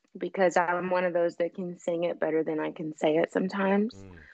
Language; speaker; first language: English; native; English